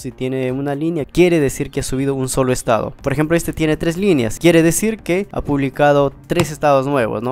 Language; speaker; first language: Spanish; native; Spanish